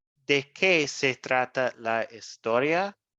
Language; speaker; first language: Spanish; non-native, fluent; English